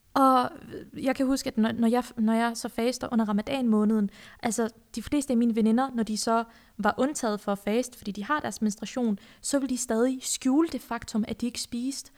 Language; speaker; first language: Danish; early bilingual, other home language; Persian